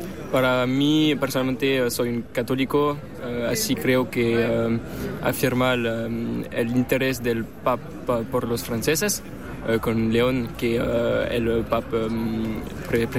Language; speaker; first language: Spanish; non-native, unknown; French